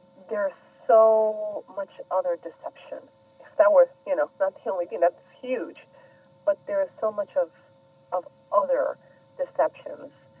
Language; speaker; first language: English; early bilingual, other home language; Spanish